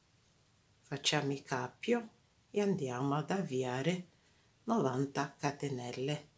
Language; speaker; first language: Italian; non-native, fluent; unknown